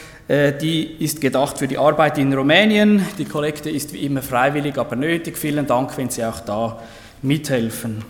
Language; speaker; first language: German; native; German